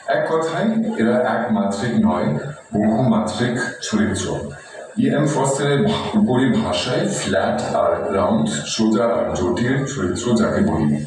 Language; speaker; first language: Bangla; non-native, fluent; German